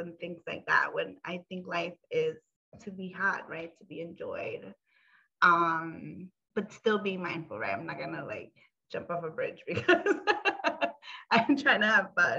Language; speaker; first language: English; native; English